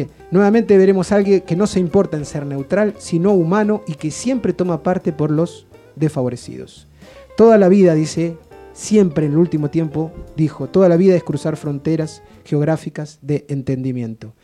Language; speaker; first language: Spanish; native; Spanish